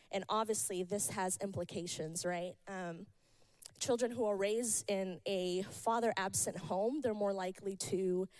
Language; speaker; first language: English; early bilingual, other home language; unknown